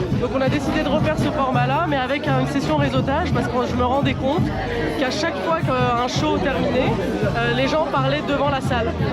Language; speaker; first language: French; non-native, local second language; Arabic